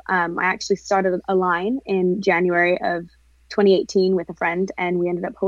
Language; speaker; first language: English; native; English